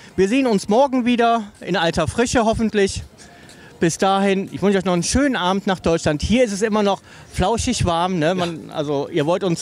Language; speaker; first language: German; native; German